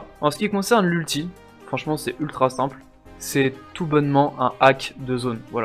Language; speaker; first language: French; native; French